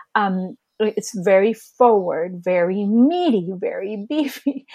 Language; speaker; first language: English; early bilingual, other home language; Spanish